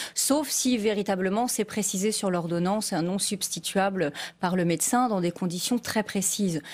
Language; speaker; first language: French; native; French